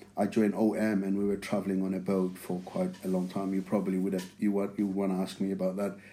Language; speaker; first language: English; non-native, local second language; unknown